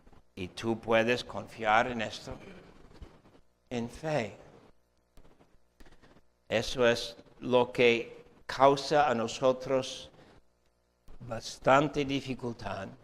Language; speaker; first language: Spanish; non-native, fluent; English